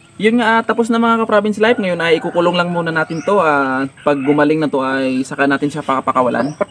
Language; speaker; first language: Filipino; non-native, local second language; Iloko